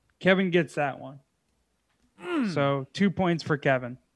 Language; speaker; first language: English; native; English